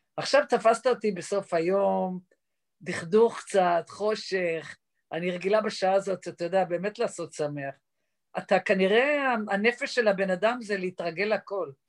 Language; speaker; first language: Hebrew; native; Hebrew